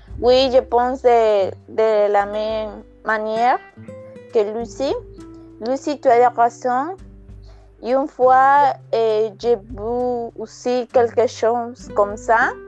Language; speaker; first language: French; non-native, learner; Spanish